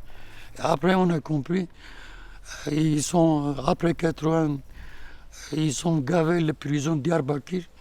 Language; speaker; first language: French; non-native, learner; Kurdish